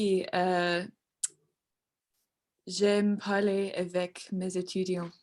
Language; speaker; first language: French; non-native, learner; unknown